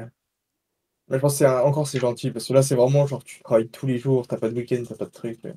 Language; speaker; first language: French; native; French